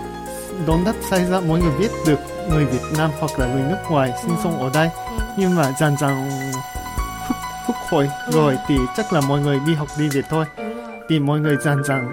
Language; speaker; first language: Vietnamese; non-native, learner; Japanese